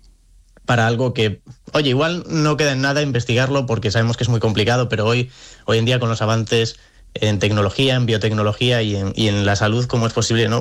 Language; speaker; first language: Spanish; native; Spanish